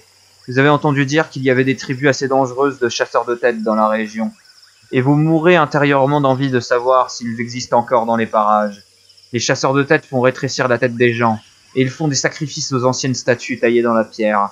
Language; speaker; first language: French; native; French